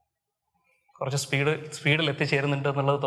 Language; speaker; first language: Malayalam; native; Malayalam